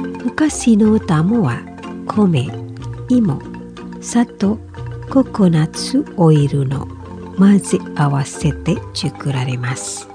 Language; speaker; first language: Japanese; non-native, fluent; Indonesian